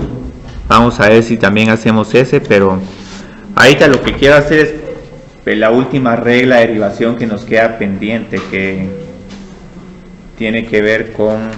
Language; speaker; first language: Spanish; native; Spanish